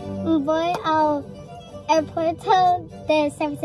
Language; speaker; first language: Spanish; non-native, learner; English